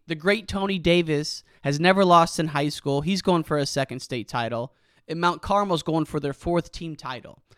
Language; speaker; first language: English; native; English